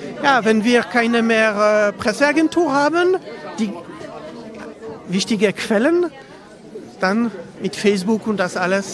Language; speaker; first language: German; non-native, local second language; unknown